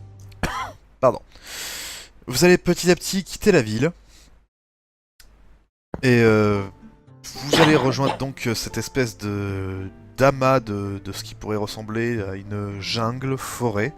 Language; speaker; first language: French; native; French